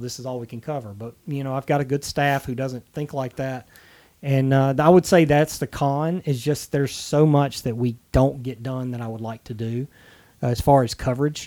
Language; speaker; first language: English; native; English